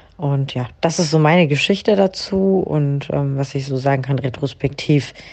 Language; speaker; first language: German; early bilingual, other home language; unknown